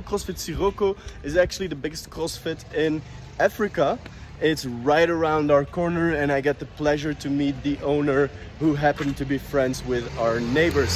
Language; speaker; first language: English; non-native, fluent; Dutch